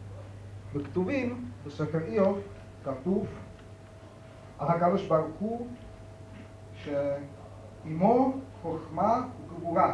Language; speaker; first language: Hebrew; non-native, fluent; Czech